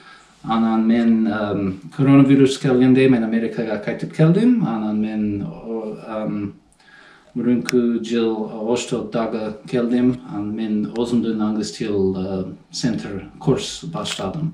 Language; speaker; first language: Kyrgyz; non-native, learner; English